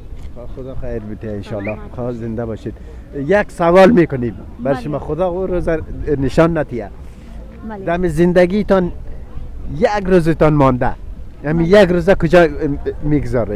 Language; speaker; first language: Persian; non-native, local second language; Uzbek